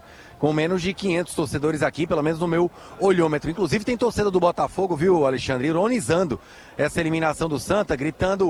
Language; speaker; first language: Portuguese; native; Portuguese